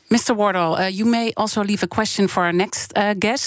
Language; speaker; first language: English; non-native, fluent; Dutch